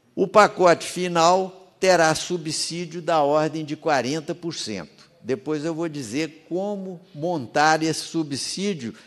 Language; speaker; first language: Portuguese; native; Portuguese